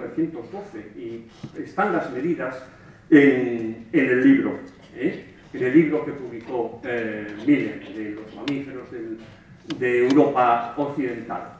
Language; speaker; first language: Spanish; native; Spanish